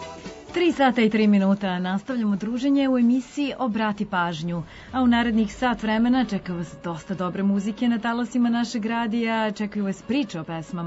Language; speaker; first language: Serbian; native; Serbian